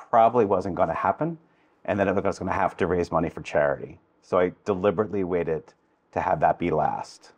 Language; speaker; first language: English; native; English